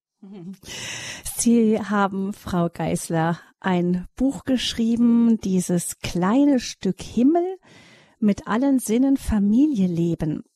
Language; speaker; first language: German; native; German